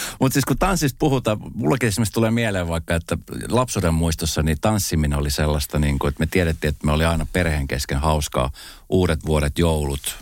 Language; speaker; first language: Finnish; native; Finnish